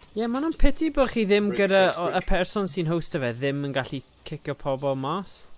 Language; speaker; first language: Welsh; non-native, local second language; English